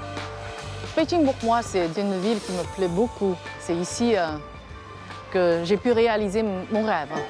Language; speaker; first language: French; non-native, fluent; Chinese